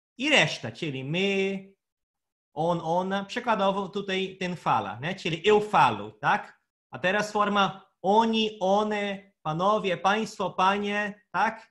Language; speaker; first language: Polish; non-native, fluent; Portuguese